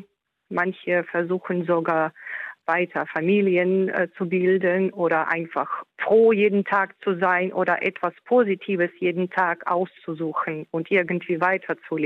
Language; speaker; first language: German; non-native, fluent; Ukrainian